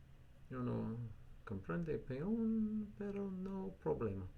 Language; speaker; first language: Spanish; non-native, learner; English